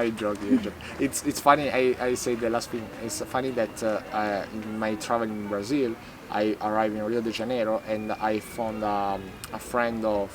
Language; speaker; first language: English; non-native, learner; Italian